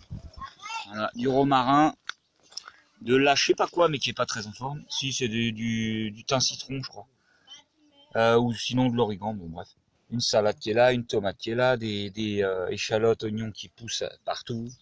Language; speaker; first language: French; native; French